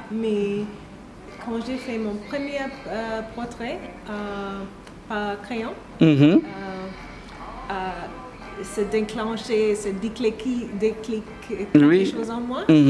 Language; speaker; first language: French; non-native, learner; English